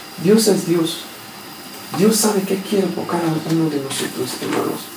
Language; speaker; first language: Spanish; non-native, learner; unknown